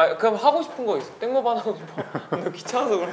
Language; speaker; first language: Korean; native; Korean